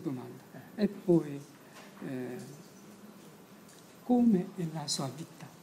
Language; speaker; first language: Italian; non-native, fluent; Korean